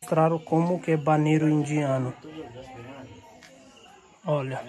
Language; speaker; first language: Portuguese; non-native, learner; Hindi